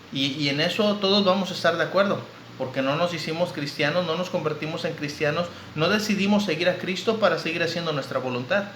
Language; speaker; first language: Spanish; native; Spanish